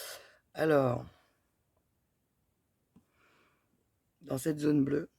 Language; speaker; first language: French; native; French